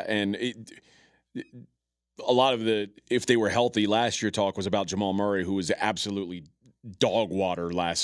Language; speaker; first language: English; native; English